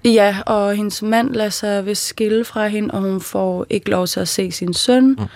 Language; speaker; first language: Danish; early bilingual, other home language; Persian